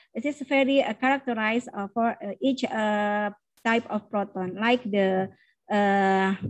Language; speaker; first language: English; non-native, learner; Indonesian